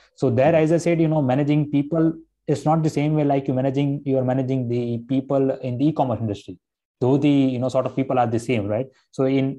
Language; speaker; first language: English; non-native, local second language; Gujarati